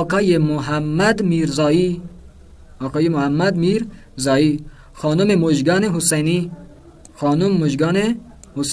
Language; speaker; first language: Persian; non-native, fluent; Urdu